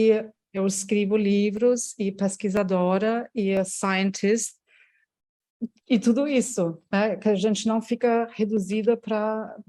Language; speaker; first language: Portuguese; non-native, fluent; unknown